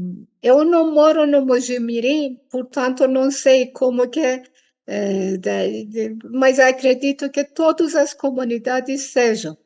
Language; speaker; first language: Portuguese; non-native, fluent; Persian